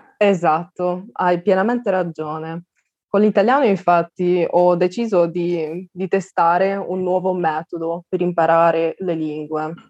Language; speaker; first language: Italian; non-native, fluent; Russian